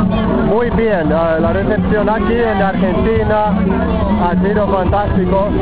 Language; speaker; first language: Spanish; non-native, fluent; Finnish